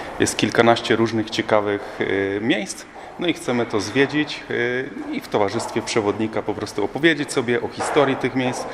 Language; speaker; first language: Polish; native; Polish